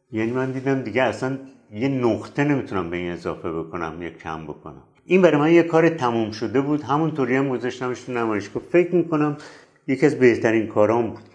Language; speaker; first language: Persian; native; Persian